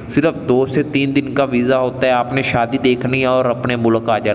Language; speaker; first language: Hindi; non-native, local second language; Punjabi